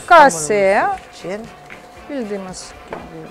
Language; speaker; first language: Turkish; non-native, fluent; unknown